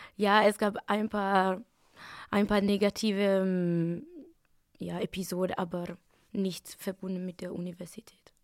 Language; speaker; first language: German; non-native, fluent; Italian